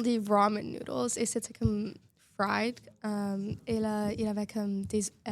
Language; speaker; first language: French; non-native, local second language; English